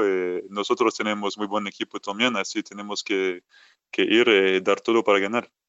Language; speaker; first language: Spanish; non-native, fluent; French